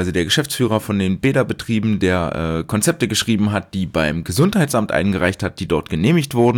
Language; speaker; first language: German; native; German